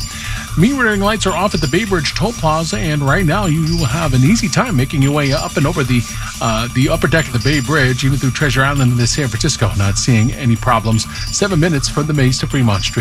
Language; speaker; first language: English; native; English